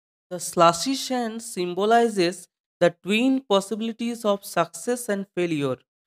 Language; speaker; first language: English; non-native, local second language; Bangla